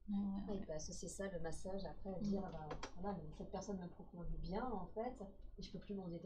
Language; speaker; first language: French; native; French